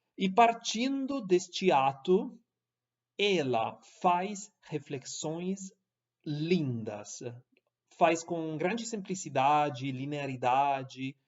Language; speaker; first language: Portuguese; non-native, fluent; Italian